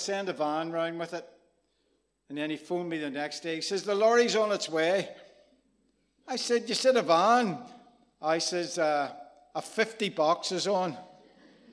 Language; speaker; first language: English; native; English